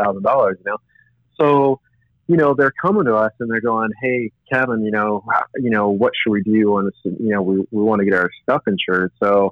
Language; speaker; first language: English; native; English